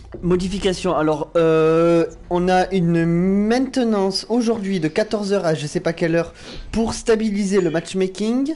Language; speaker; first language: French; native; French